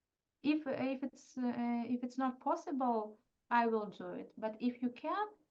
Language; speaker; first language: English; non-native, fluent; Russian